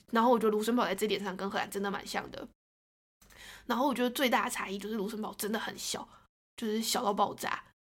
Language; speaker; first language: Chinese; native; Chinese